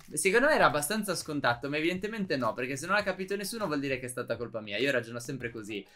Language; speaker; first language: Italian; native; Italian